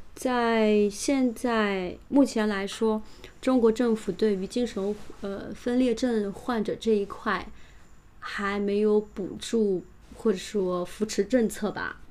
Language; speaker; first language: Chinese; native; Chinese